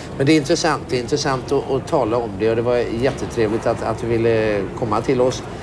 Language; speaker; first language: Swedish; native; Swedish